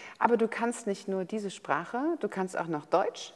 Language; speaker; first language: German; native; German